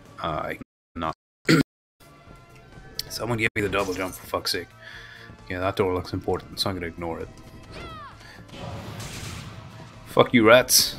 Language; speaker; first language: English; native; English